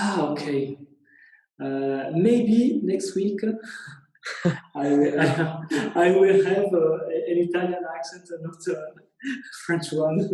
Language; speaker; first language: English; non-native, learner; Italian